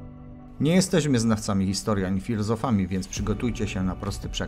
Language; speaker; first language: Polish; native; Polish